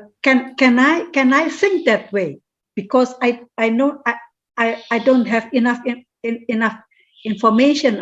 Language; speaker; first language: English; non-native, fluent; Indonesian